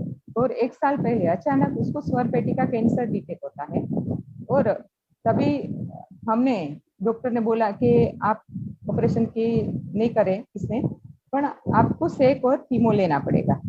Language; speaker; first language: Hindi; non-native, local second language; Gujarati